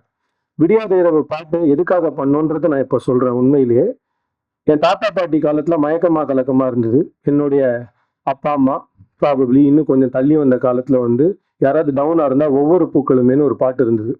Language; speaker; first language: Tamil; native; Tamil